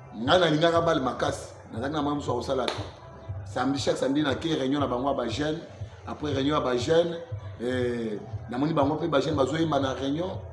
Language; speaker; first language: Lingala; non-native, local second language; Luba-Lulua